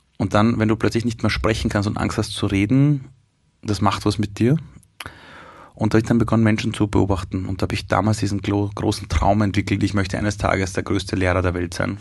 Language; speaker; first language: German; early bilingual, other home language; Persian